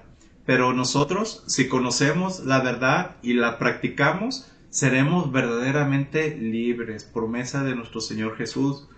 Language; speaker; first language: Spanish; native; Spanish